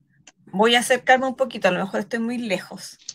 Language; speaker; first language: Spanish; native; Spanish